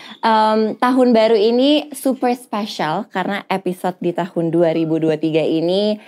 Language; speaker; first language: Indonesian; native; Indonesian